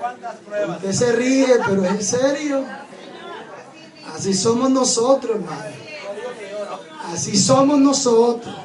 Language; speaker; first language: Spanish; native; Spanish